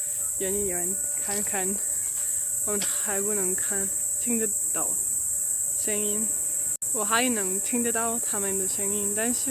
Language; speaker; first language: Chinese; non-native, learner; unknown